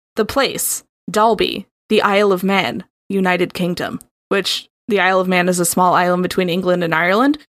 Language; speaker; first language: English; native; English